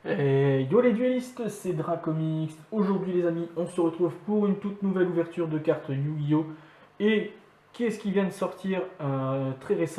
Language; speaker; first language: French; native; French